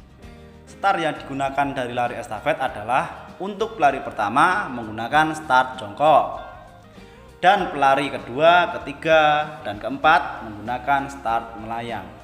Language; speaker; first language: Indonesian; native; Indonesian